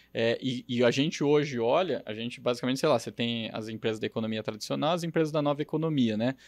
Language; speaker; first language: Portuguese; native; Portuguese